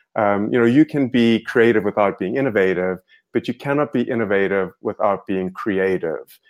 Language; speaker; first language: English; native; English